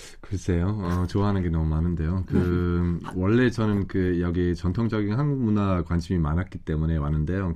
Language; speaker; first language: Korean; non-native, fluent; German